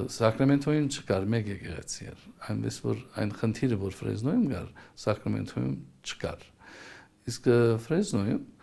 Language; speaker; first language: Armenian; early bilingual, heritage; Armenian